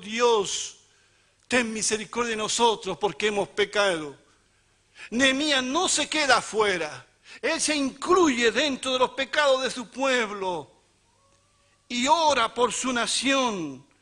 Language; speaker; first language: Spanish; native; Spanish